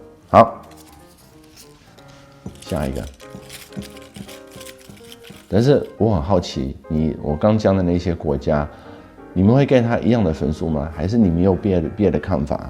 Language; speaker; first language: Chinese; non-native, fluent; Dutch